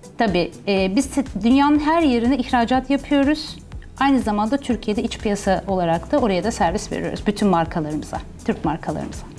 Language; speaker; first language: Turkish; early bilingual, heritage; Turkish